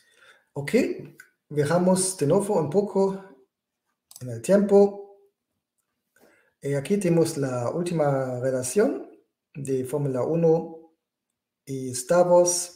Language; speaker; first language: Spanish; non-native, fluent; German